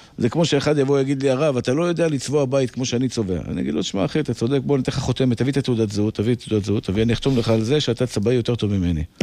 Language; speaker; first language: Hebrew; native; Hebrew